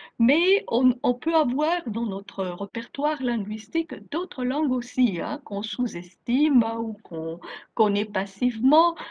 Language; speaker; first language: French; non-native, fluent; Greek